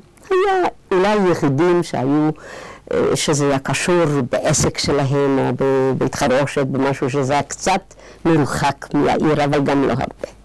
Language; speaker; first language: Hebrew; non-native, fluent; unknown